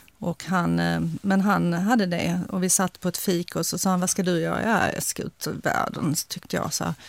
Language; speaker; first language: Swedish; early bilingual, other home language; Finnish